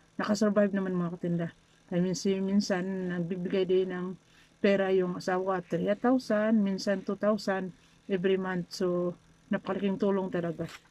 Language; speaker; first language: Filipino; non-native, local second language; Cebuano